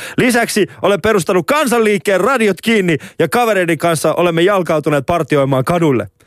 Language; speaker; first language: Finnish; early bilingual, other home language; Persian